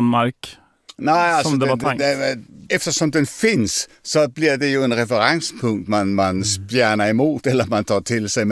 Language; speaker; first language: Swedish; non-native, fluent; French